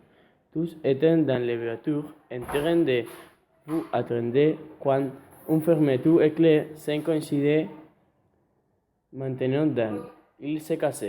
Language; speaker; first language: French; non-native, learner; Spanish